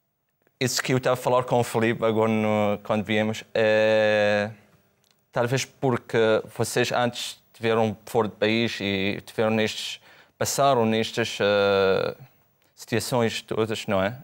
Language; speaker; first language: Portuguese; non-native, fluent; Arabic